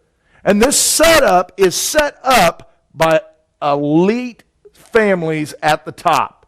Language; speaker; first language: English; native; English